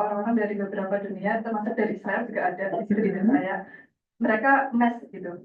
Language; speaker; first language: Indonesian; native; Indonesian